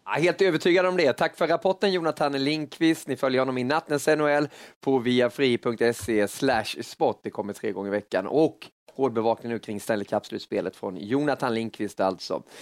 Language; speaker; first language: Swedish; native; Swedish